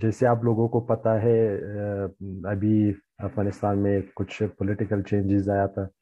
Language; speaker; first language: Hindi; non-native, learner; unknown